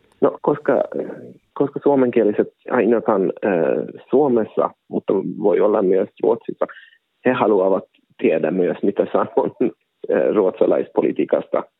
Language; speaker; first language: Finnish; non-native, local second language; Swedish